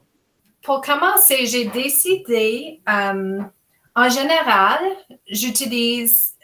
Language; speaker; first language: French; non-native, fluent; English